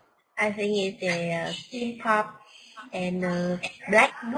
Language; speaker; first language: English; non-native, learner; Vietnamese